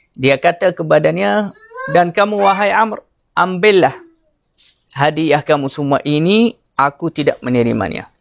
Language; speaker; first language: Malay; non-native, fluent; Arabic